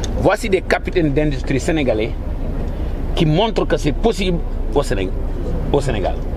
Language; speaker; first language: French; non-native, local second language; Wolof